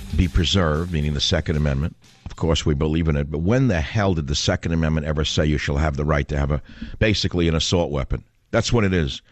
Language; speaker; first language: English; native; English